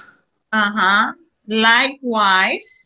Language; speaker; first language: English; non-native, learner; Spanish